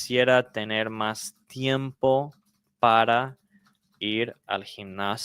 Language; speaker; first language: Spanish; non-native, fluent; English